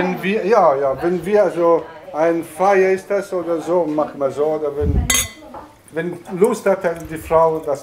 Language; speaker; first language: German; non-native, learner; Italian